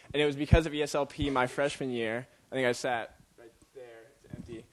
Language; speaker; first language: English; native; English